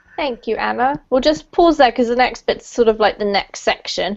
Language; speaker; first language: English; native; English